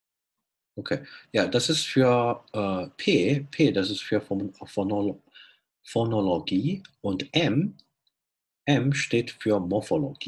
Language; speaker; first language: German; non-native, fluent; Chinese